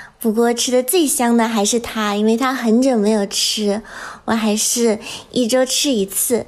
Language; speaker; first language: Chinese; non-native, fluent; English